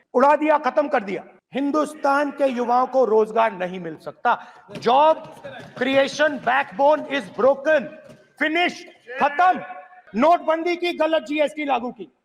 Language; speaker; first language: Hindi; native; Hindi